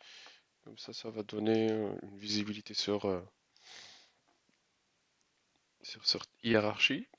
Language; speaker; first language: French; non-native, local second language; Arabic